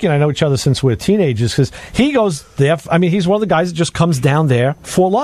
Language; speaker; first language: English; native; English